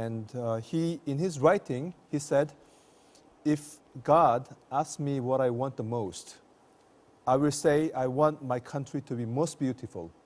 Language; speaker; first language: English; non-native, fluent; Korean